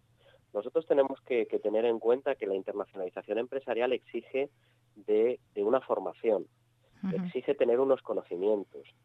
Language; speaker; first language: Spanish; native; Spanish